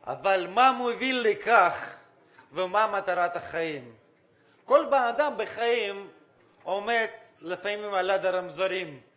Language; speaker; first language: Hebrew; non-native, fluent; Russian